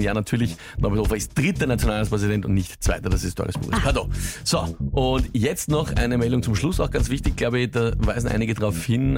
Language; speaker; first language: German; native; German